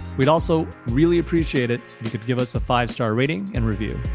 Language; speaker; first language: English; early bilingual, other home language; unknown